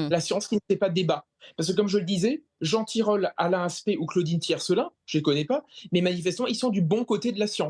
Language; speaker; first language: French; native; French